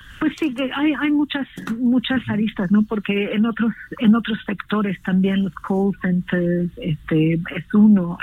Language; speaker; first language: Spanish; non-native, fluent; English